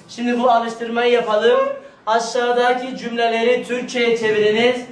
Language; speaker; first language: Turkish; non-native, fluent; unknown